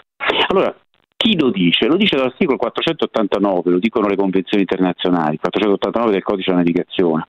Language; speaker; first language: Italian; native; Italian